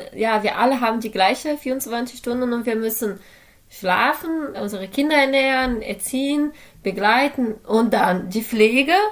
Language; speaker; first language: German; non-native, fluent; Portuguese